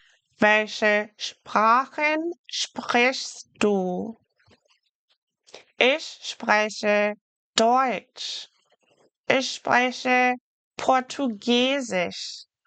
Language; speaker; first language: German; non-native, fluent; English